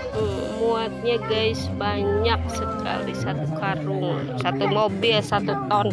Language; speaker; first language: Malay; non-native, local second language; Sundanese